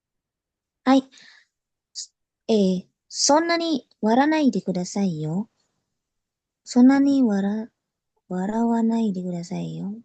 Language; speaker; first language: Japanese; non-native, learner; Indonesian